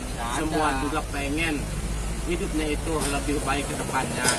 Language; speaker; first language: Indonesian; native; Indonesian